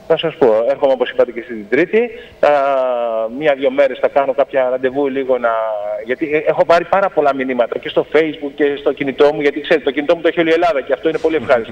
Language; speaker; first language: Greek; native; Greek